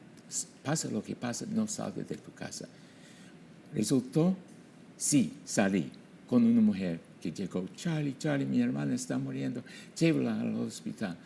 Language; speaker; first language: Spanish; non-native, fluent; English